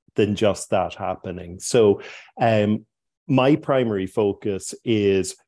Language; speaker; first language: English; native; English